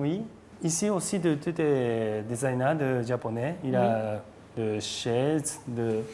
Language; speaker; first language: French; non-native, learner; Japanese